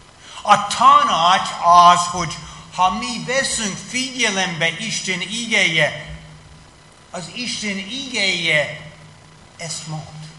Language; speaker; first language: Hungarian; non-native, fluent; English